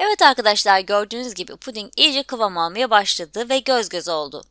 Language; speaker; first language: Turkish; native; Turkish